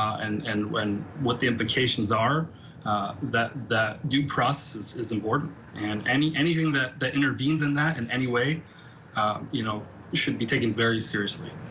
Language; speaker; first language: English; native; English